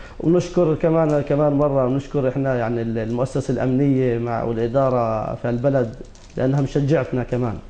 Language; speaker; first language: Arabic; native; Arabic